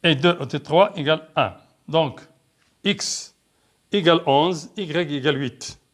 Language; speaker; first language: French; non-native, local second language; Arabic